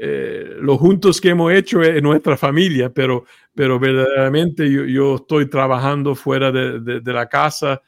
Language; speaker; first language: Spanish; early bilingual, heritage; Spanish